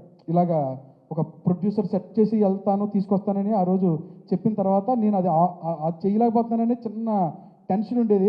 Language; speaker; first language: Telugu; native; Telugu